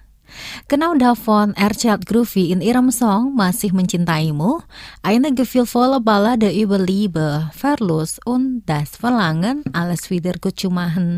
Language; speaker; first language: German; non-native, fluent; Indonesian